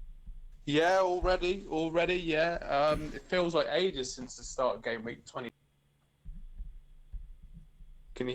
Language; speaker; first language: English; native; English